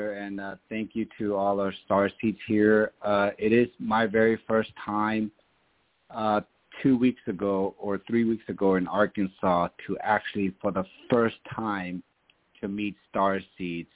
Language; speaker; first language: English; early bilingual, other home language; German